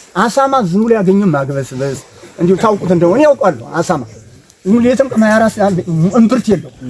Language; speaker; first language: Amharic; native; Amharic